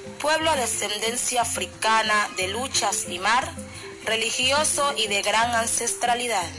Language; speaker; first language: Spanish; native; Spanish